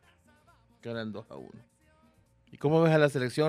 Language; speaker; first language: Spanish; native; Spanish